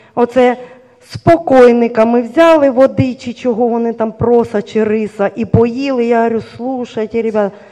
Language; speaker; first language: Ukrainian; non-native, local second language; Russian